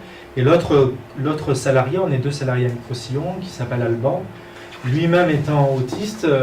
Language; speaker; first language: French; native; French